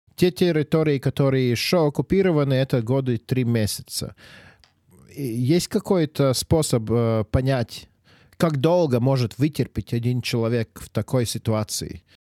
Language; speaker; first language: Russian; non-native, local second language; Latvian